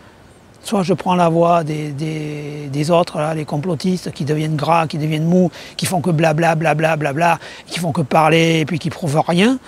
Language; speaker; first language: French; native; French